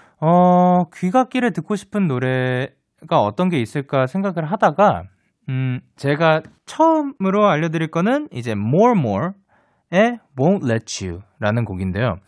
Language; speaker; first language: Korean; native; Korean